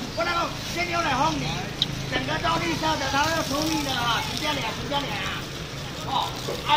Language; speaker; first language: Chinese; native; Chinese